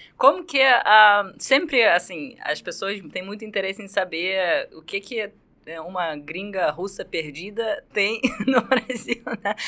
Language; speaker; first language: Portuguese; non-native, fluent; Russian